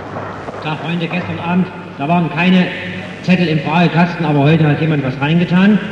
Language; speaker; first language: German; native; German